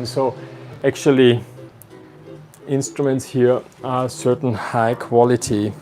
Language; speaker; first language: English; non-native, fluent; German